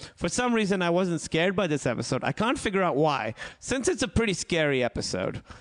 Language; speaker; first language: English; non-native, local second language; Urdu